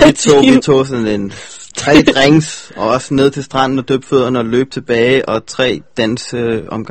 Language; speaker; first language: Danish; native; Danish